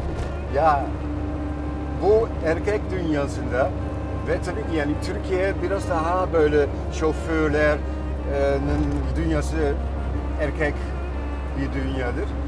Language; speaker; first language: Turkish; non-native, fluent; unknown